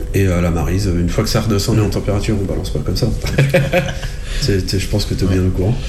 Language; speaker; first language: French; native; French